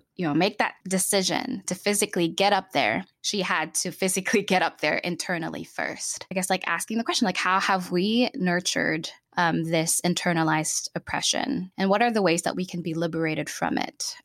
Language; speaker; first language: English; non-native, local second language; Filipino